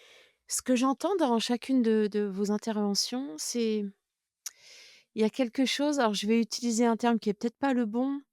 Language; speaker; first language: French; native; French